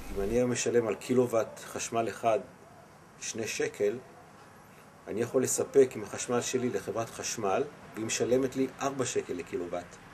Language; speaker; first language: Hebrew; native; Hebrew